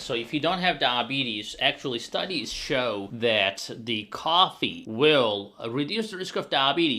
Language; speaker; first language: English; non-native, fluent; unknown